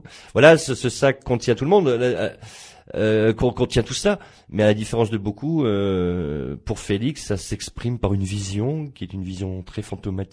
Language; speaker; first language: French; native; French